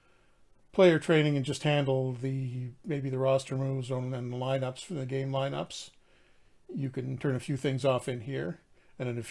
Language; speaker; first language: English; native; English